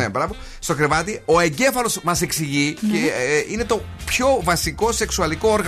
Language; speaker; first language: Greek; native; Greek